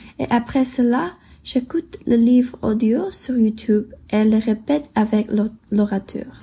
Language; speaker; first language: French; non-native, learner; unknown